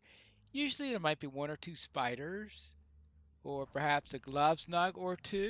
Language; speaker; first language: English; native; English